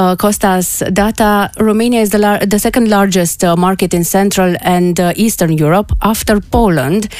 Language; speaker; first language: English; non-native, fluent; Romanian